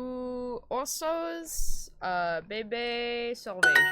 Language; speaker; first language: Portuguese; non-native, learner; English